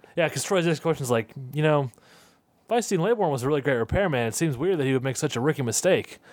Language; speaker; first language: English; native; English